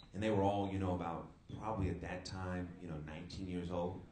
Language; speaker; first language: English; native; English